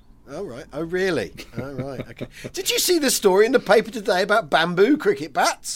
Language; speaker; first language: English; native; English